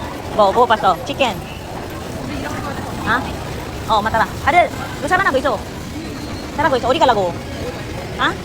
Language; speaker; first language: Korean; non-native, learner; Filipino